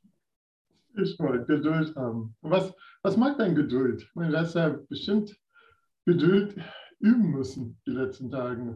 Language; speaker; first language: German; non-native, fluent; English